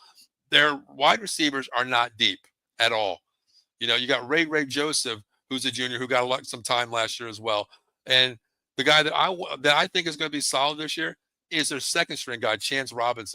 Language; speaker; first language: English; native; English